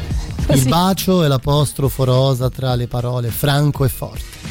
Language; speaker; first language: Italian; native; Italian